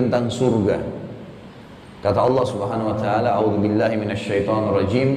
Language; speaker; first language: Indonesian; native; Indonesian